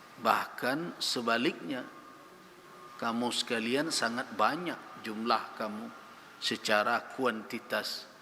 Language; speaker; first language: Malay; non-native, local second language; Minangkabau